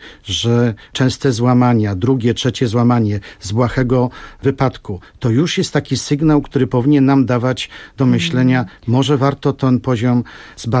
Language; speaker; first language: Polish; native; Polish